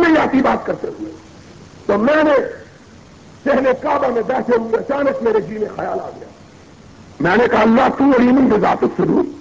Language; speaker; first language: Urdu; non-native, local second language; Punjabi